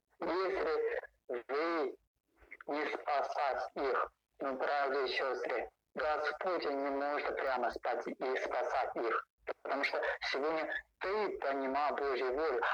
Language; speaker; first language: Russian; non-native, learner; Chinese